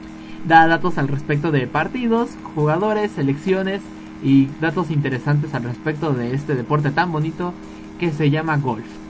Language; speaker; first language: Spanish; native; Spanish